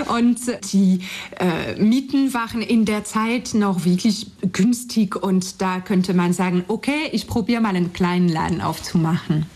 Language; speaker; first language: German; non-native, fluent; French